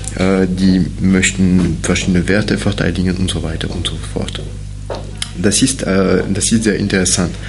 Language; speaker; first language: German; non-native, fluent; French